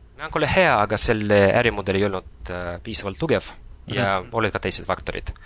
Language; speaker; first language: Estonian; non-native, local second language; Russian